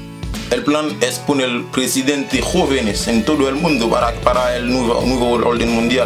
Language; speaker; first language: Spanish; non-native, fluent; Haitian Creole